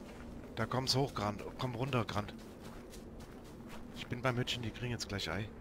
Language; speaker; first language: German; native; German